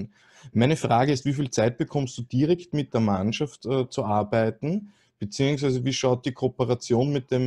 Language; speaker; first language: German; native; German